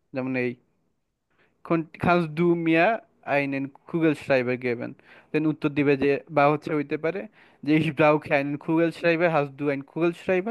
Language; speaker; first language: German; non-native, fluent; Bangla